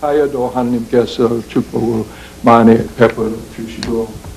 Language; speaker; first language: Korean; non-native, learner; English